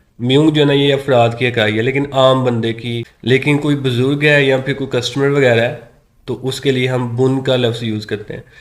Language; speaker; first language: Urdu; non-native, local second language; Punjabi